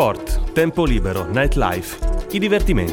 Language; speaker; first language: Italian; native; Italian